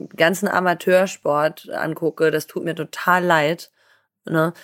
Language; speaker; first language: German; native; German